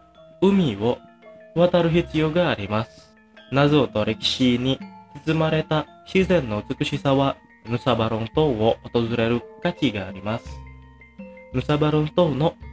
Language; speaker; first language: Japanese; non-native, fluent; Indonesian